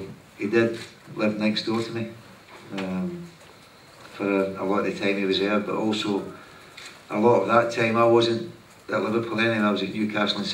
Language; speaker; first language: English; native; English